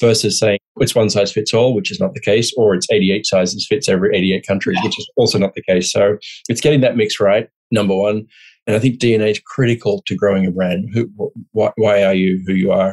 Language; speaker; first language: English; native; English